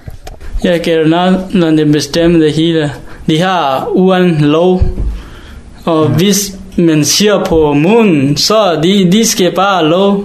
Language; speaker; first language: Danish; non-native, learner; Hakha Chin